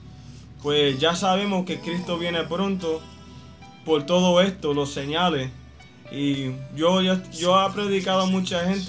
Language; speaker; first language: Spanish; native; Spanish